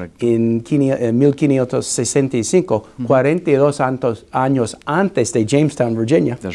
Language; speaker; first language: Spanish; non-native, fluent; English